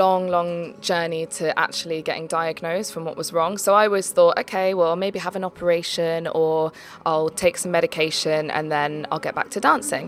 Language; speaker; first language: English; native; English